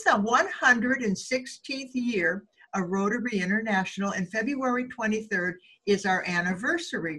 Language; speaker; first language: English; native; English